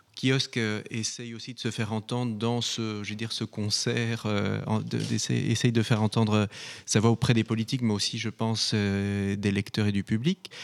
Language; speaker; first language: French; native; French